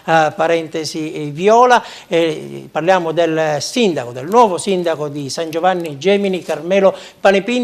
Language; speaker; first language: Italian; native; Italian